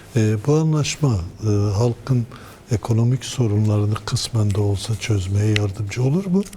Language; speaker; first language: Turkish; non-native, local second language; Kurdish